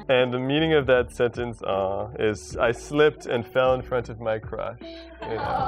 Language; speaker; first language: English; native; English